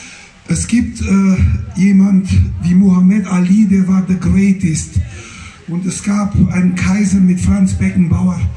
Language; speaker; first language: German; native; German